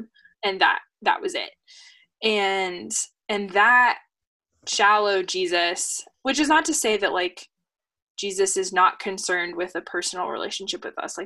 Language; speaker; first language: English; native; English